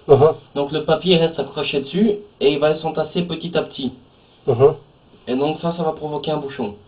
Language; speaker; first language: French; native; French